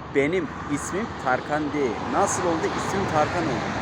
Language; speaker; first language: Turkish; non-native, fluent; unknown